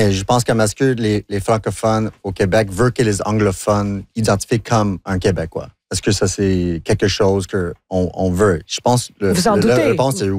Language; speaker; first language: French; non-native, local second language; English